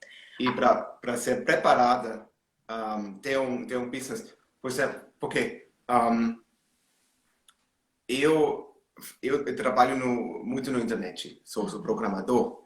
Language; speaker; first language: Portuguese; non-native, learner; German